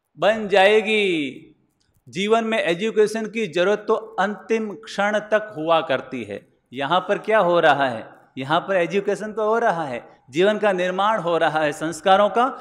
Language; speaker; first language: Hindi; native; Hindi